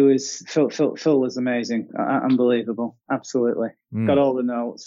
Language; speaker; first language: English; native; English